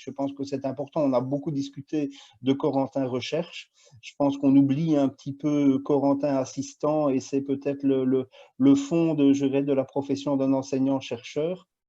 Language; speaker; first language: French; native; French